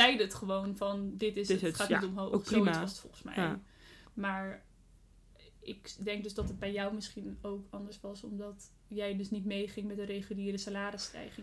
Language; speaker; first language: Dutch; native; Dutch